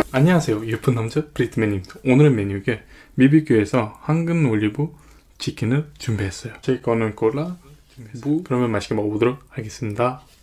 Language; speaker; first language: Korean; native; Korean